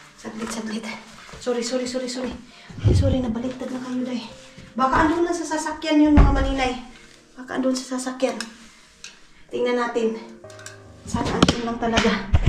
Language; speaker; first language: Filipino; non-native, local second language; Cebuano